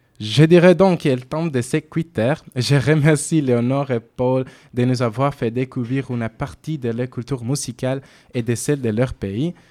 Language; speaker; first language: French; non-native, fluent; Italian